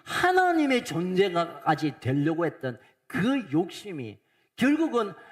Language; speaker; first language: Korean; native; Korean